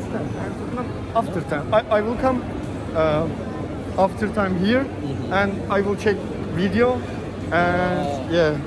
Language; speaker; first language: English; non-native, learner; Turkish